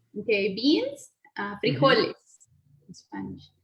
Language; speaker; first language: English; non-native, learner; Spanish